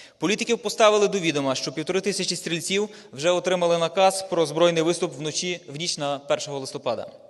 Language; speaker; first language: Ukrainian; native; Ukrainian